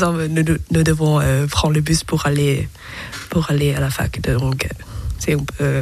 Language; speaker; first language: French; non-native, learner; Thai